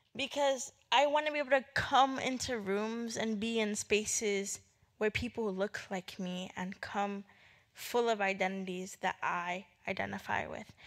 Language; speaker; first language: English; native; English